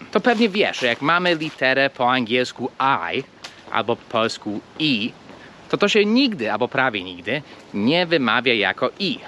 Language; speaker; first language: Polish; non-native, fluent; English